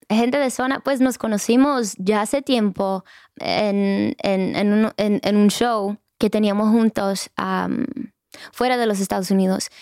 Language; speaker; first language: Spanish; early bilingual, heritage; Spanish